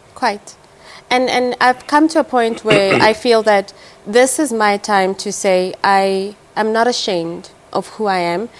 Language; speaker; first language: English; non-native, local second language; Tswana